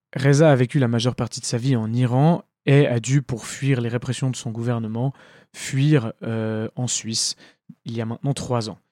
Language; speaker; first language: French; native; French